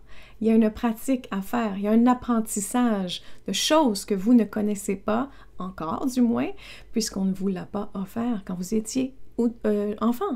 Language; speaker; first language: French; native; French